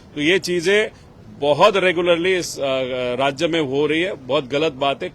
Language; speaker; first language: Hindi; non-native, local second language; Marathi